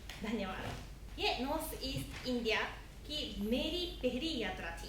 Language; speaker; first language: Hindi; non-native, fluent; Japanese